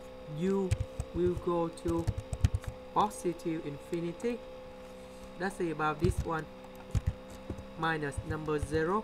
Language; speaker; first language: English; non-native, learner; Vietnamese